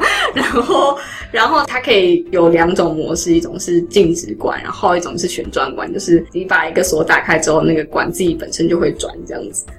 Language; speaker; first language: Chinese; native; Chinese